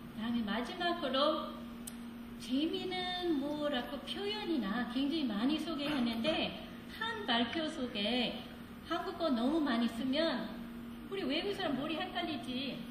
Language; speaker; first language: Korean; non-native, fluent; English